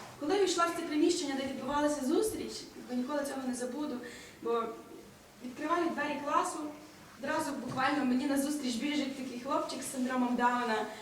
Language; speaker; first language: Ukrainian; native; Ukrainian